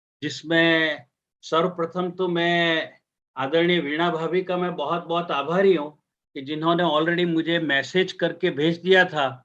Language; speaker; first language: Hindi; native; Hindi